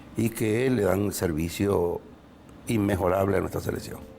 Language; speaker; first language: Spanish; native; Spanish